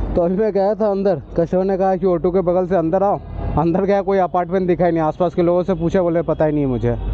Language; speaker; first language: Hindi; non-native, local second language; Bangla